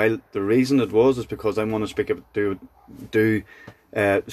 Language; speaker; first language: English; native; English